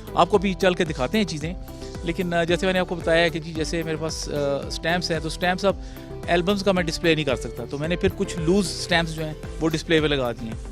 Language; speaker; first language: Urdu; non-native, local second language; Pahari-Potwari